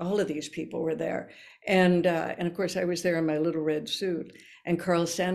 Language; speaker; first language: English; early bilingual, other home language; Norwegian